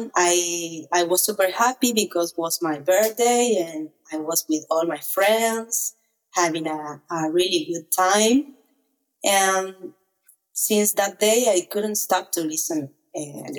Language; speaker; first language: English; non-native, learner; Spanish